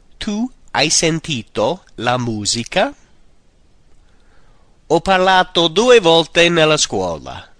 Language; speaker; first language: Italian; non-native, fluent; English